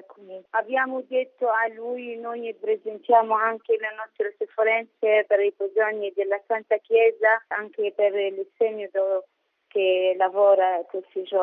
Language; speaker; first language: Italian; non-native, learner; Arabic